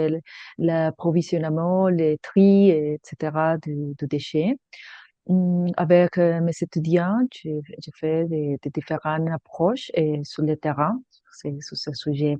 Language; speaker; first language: French; non-native, fluent; Spanish